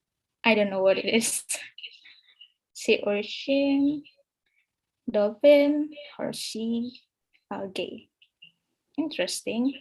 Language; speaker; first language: English; non-native, fluent; Indonesian